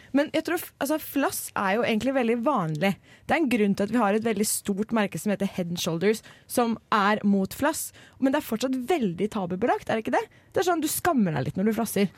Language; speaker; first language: Norwegian; native; Norwegian